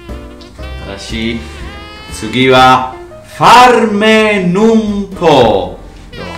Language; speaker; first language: Japanese; non-native, fluent; Italian